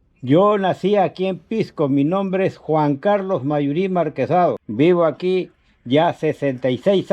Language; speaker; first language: Spanish; native; Spanish